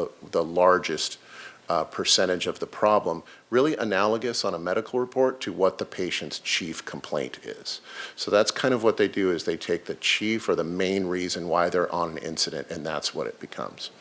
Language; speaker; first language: English; native; English